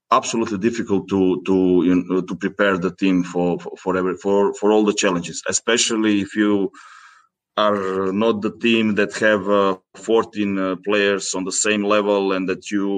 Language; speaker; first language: English; non-native, fluent; Greek